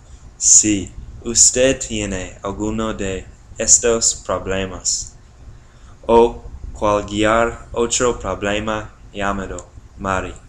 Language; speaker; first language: Spanish; non-native, learner; English